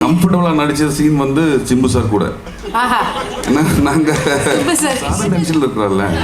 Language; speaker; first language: Tamil; non-native, learner; Malayalam